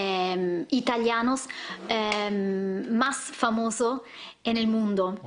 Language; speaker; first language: Spanish; non-native, learner; Italian